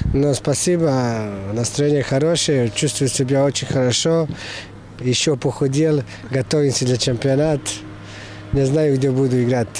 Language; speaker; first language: Russian; non-native, learner; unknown